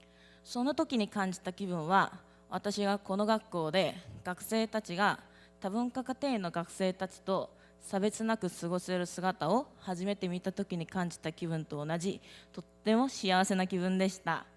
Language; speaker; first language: Japanese; non-native, learner; Korean